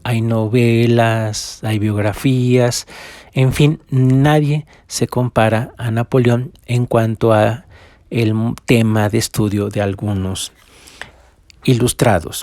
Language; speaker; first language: Spanish; native; Spanish